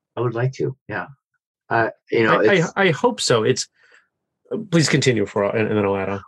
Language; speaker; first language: English; native; English